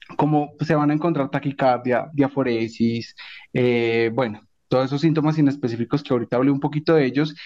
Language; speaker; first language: Spanish; native; Spanish